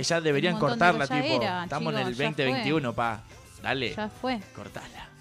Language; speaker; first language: Spanish; native; Spanish